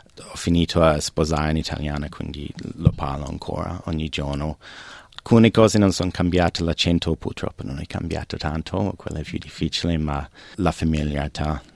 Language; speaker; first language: Italian; non-native, fluent; English